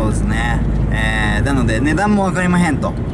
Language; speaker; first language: Japanese; native; Japanese